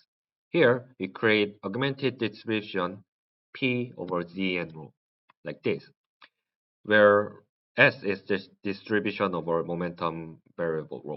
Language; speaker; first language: English; non-native, learner; Korean